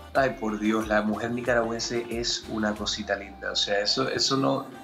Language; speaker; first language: Spanish; early bilingual, heritage; Spanish